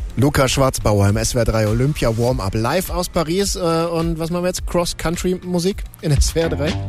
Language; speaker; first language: German; native; German